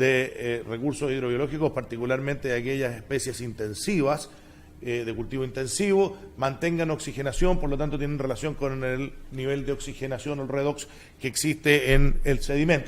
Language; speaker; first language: Spanish; native; Spanish